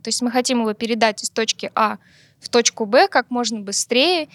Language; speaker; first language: Russian; native; Russian